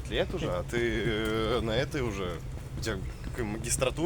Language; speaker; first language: Russian; native; Russian